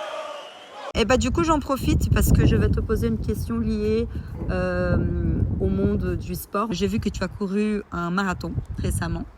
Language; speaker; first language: French; non-native, fluent; Portuguese